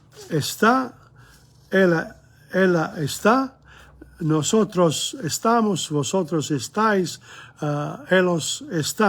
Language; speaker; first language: Spanish; non-native, fluent; English